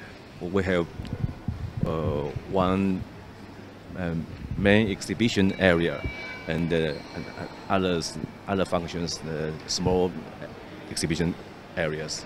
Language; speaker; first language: English; non-native, learner; Chinese